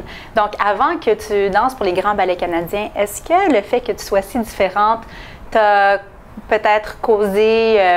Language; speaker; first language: French; native; French